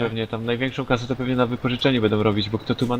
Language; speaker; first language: Polish; native; Polish